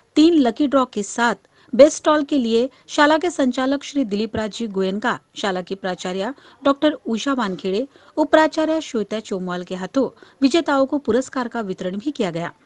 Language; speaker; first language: Hindi; non-native, local second language; Marathi